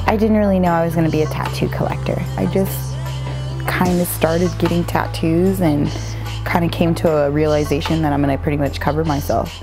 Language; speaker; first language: English; native; English